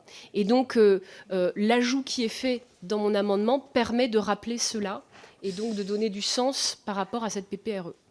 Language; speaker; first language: French; native; French